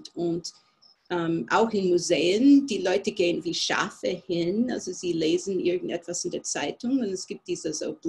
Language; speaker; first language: German; non-native, fluent; English